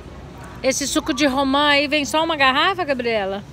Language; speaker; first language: Portuguese; native; Portuguese